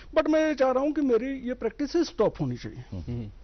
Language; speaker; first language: Hindi; native; Hindi